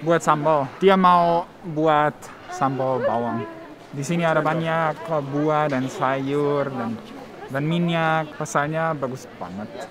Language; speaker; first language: Indonesian; non-native, learner; German